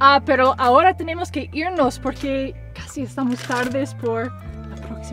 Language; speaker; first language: Spanish; non-native, fluent; English